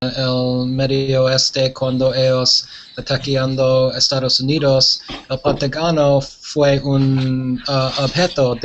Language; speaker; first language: Spanish; non-native, learner; English